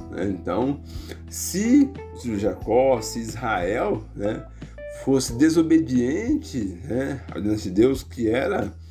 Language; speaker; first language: Portuguese; native; Portuguese